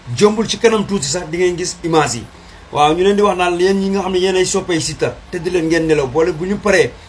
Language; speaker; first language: Wolof; non-native, local second language; Serer